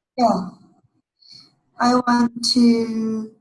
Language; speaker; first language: English; non-native, learner; Vietnamese